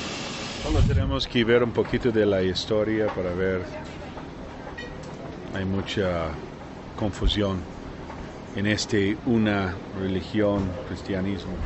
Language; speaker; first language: Spanish; non-native, learner; English